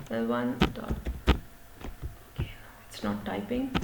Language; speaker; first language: English; non-native, local second language; Hindi